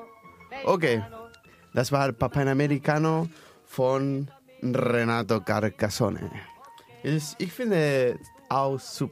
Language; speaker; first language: German; non-native, learner; Spanish